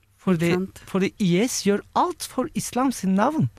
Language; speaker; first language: Norwegian; non-native, fluent; Turkish